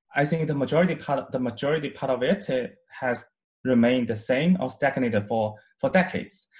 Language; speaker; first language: English; non-native, fluent; Chinese